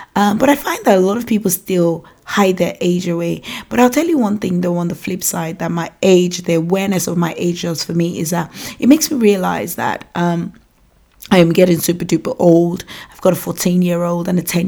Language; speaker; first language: English; non-native, local second language; Yoruba